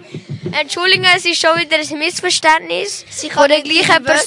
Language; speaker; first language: German; native; German